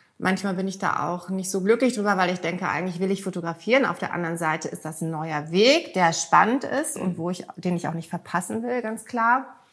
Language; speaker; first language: German; early bilingual, heritage; German